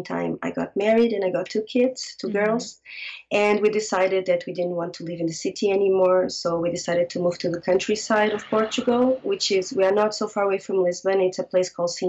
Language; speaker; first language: English; non-native, fluent; Portuguese